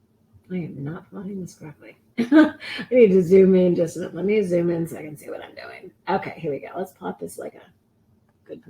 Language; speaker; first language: English; native; English